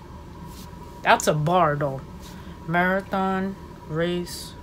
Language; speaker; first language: English; native; English